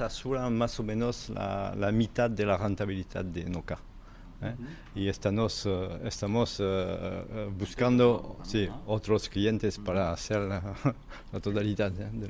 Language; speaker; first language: Spanish; non-native, fluent; French